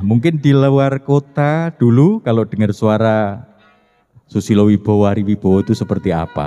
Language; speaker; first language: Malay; non-native, local second language; Javanese